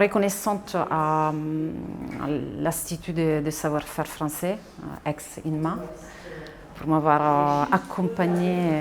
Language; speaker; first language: French; non-native, fluent; Italian